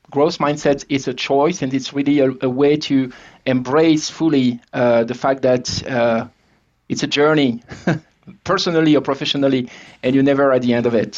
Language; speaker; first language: English; non-native, fluent; French